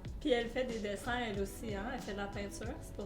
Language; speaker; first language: French; native; French